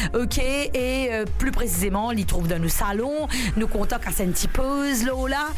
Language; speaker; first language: French; non-native, local second language; Morisyen